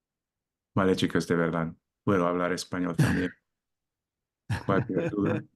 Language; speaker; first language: Spanish; non-native, learner; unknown